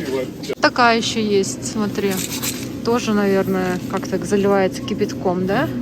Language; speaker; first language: Russian; native; Russian